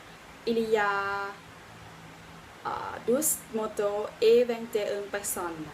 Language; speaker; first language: French; non-native, learner; Thai